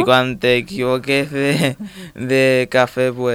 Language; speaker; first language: Catalan; non-native, local second language; Spanish